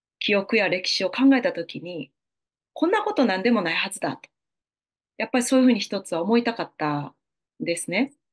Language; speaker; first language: Japanese; native; Japanese